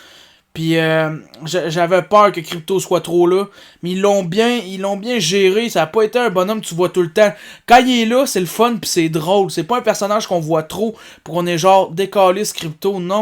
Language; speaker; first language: French; native; French